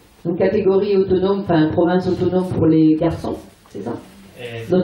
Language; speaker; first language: French; native; French